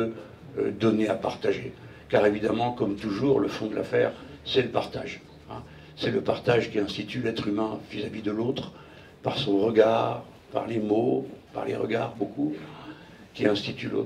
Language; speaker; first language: French; native; French